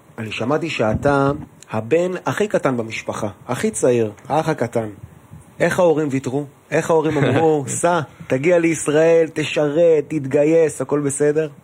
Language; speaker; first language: Hebrew; native; Hebrew